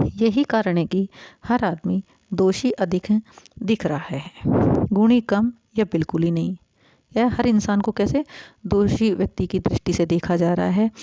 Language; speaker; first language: Hindi; native; Hindi